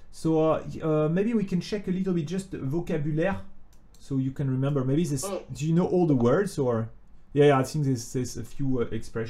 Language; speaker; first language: English; non-native, fluent; French